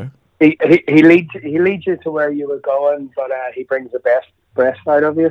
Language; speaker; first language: English; native; English